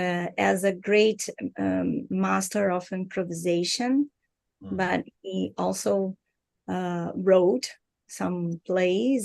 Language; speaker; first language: English; non-native, learner; Portuguese